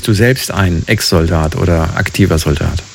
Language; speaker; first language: German; native; German